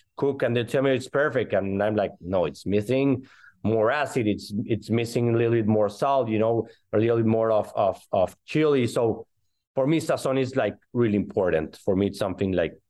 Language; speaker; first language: English; non-native, fluent; Spanish